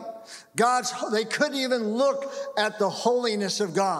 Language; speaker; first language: English; native; English